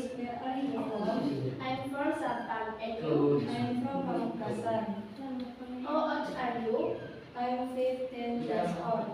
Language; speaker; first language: English; non-native, learner; Indonesian